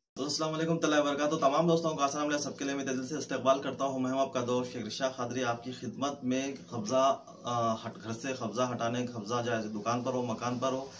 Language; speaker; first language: Urdu; native; Urdu